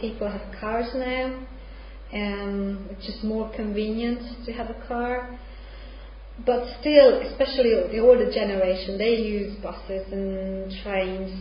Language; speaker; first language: English; non-native, fluent; Hungarian